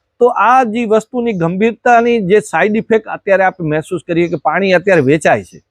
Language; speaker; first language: Gujarati; native; Gujarati